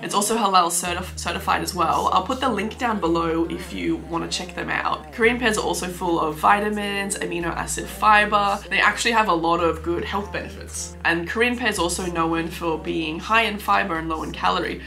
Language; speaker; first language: English; native; English